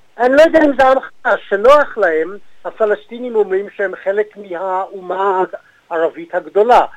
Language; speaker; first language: Hebrew; native; Hebrew